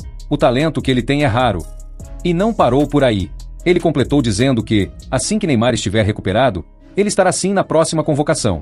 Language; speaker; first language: Portuguese; native; Portuguese